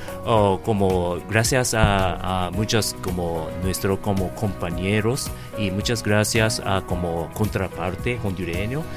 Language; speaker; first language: Spanish; non-native, learner; Japanese